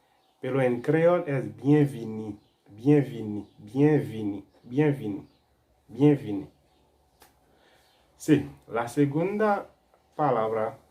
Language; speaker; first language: Spanish; non-native, local second language; Haitian Creole